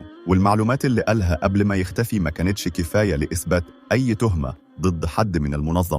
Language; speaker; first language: Arabic; native; Arabic